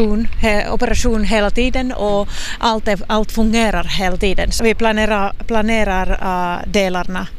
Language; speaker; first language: Swedish; non-native, local second language; Finnish